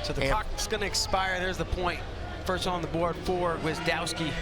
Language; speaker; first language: English; native; English